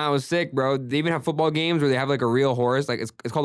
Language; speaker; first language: English; early bilingual, other home language; Gujarati